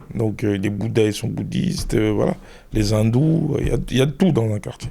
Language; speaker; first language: French; early bilingual, other home language; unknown